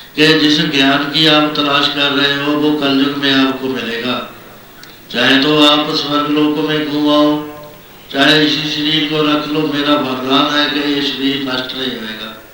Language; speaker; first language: Hindi; non-native, local second language; Punjabi